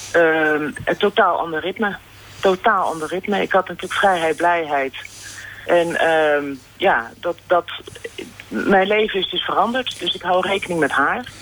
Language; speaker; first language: Dutch; native; Dutch